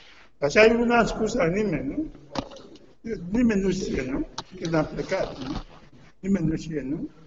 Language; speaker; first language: Romanian; non-native, learner; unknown